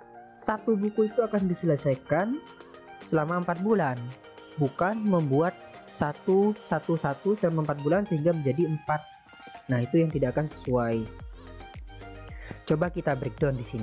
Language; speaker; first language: Indonesian; native; Indonesian